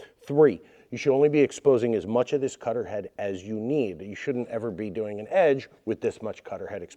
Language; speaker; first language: English; native; English